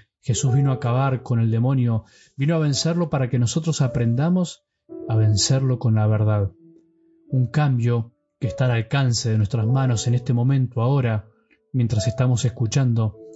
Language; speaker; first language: Spanish; native; Spanish